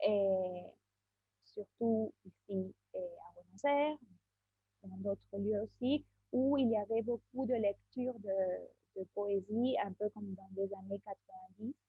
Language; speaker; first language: French; non-native, fluent; Spanish